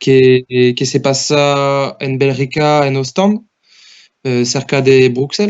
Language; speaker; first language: Spanish; non-native, learner; French